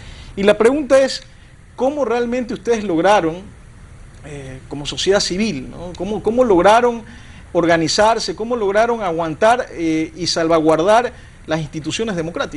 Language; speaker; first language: Spanish; native; Spanish